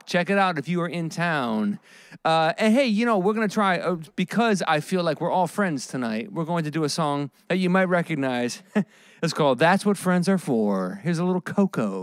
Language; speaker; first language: English; native; English